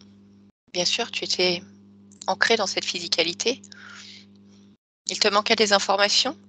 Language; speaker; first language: French; native; French